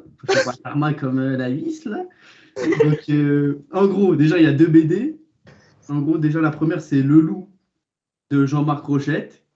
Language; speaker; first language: French; native; French